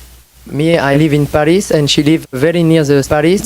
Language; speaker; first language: English; non-native, learner; French